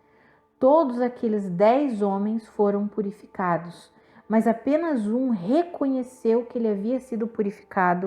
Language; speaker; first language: Portuguese; native; Portuguese